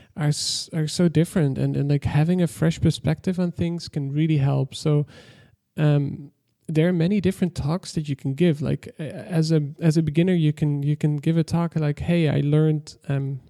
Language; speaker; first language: English; non-native, fluent; Dutch